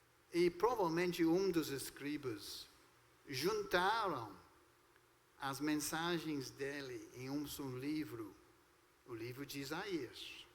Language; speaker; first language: Portuguese; non-native, fluent; English